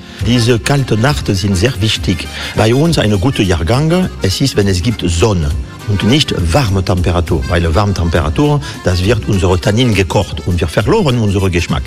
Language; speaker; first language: German; non-native, learner; French